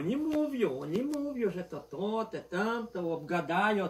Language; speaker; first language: Polish; early bilingual, heritage; Polish